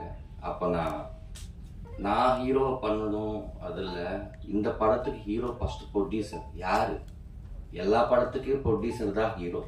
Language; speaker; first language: Tamil; non-native, learner; Telugu